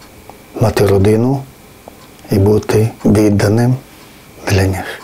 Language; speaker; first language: Ukrainian; non-native, fluent; Georgian